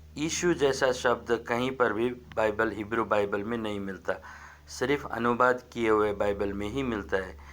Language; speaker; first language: Hindi; native; Hindi